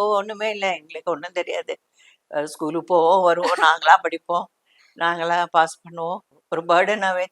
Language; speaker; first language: Tamil; non-native, local second language; Telugu